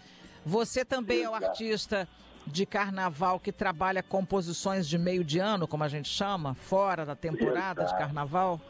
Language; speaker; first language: Portuguese; native; Portuguese